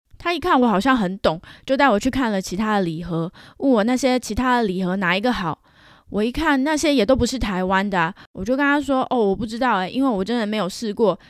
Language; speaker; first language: Chinese; native; Chinese